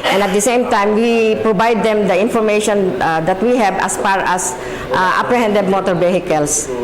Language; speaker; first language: English; non-native, local second language; Filipino